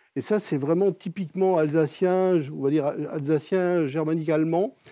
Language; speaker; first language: French; native; French